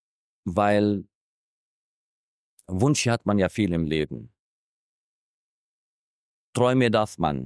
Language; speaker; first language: German; non-native, fluent; Arabic